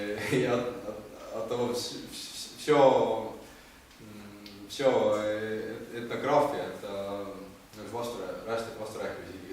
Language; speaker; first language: Russian; non-native, learner; Estonian